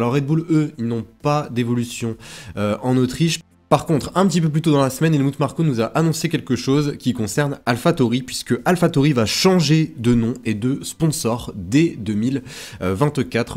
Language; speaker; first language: French; native; French